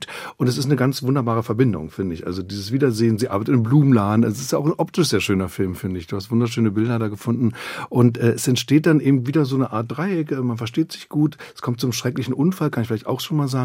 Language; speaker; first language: German; native; German